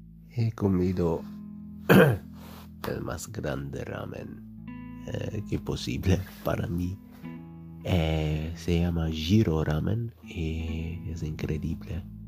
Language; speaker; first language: Spanish; non-native, learner; German